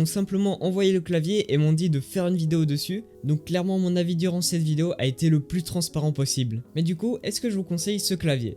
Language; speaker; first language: French; native; French